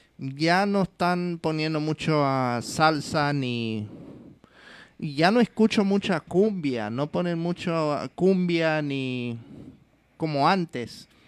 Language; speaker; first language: Spanish; early bilingual, heritage; Spanish